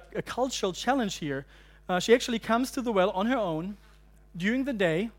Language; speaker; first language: English; non-native, fluent; German